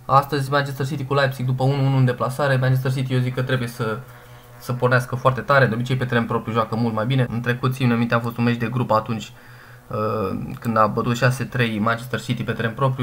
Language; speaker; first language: Romanian; native; Romanian